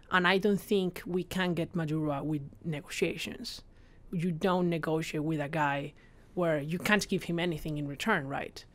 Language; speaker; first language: English; non-native, fluent; Spanish